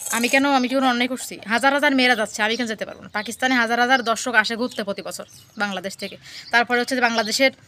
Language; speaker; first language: Bangla; native; Bangla